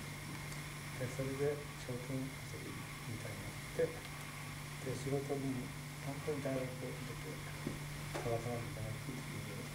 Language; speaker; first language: Japanese; native; Japanese